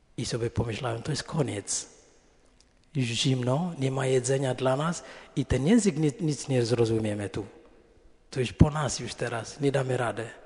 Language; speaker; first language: Polish; non-native, fluent; Indonesian